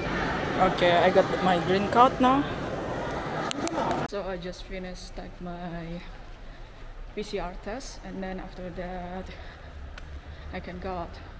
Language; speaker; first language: English; non-native, fluent; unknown